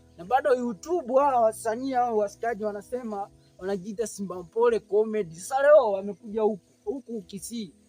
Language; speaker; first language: Swahili; native; Swahili